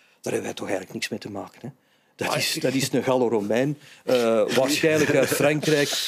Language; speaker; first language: Dutch; native; Dutch